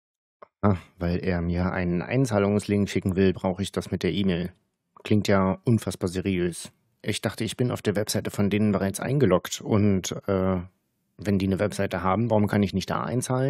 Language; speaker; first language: German; native; German